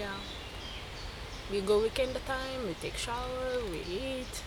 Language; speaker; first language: English; non-native, learner; French